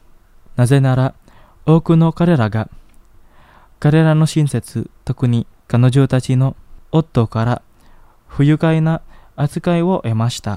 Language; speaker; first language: Japanese; non-native, learner; Indonesian